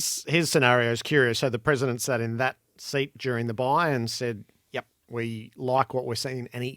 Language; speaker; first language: English; native; English